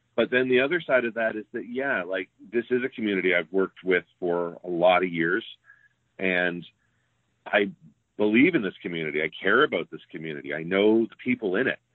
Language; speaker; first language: English; native; English